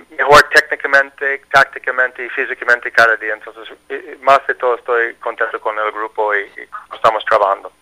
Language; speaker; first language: Spanish; non-native, learner; English